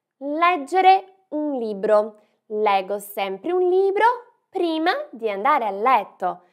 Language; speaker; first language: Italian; non-native, fluent; Portuguese